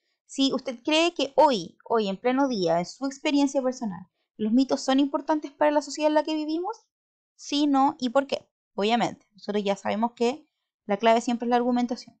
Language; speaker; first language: Spanish; native; Spanish